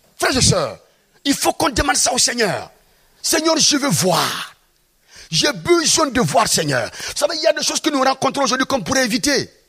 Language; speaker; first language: French; non-native, local second language; Mossi